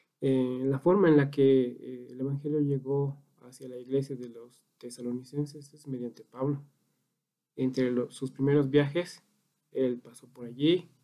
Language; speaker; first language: Spanish; native; Spanish